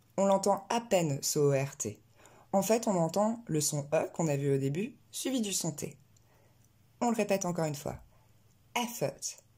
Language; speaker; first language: French; native; French